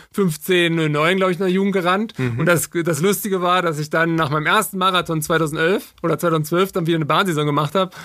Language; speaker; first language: German; native; German